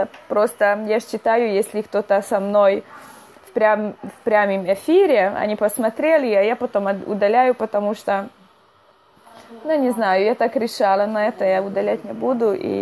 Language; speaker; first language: Russian; non-native, fluent; Hungarian